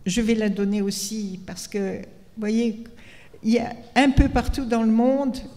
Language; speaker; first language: French; non-native, local second language; Arabic